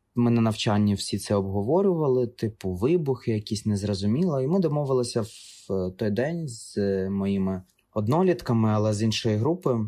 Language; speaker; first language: Ukrainian; non-native, local second language; Russian